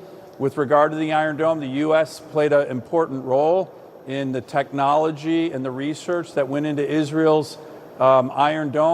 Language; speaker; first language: English; native; English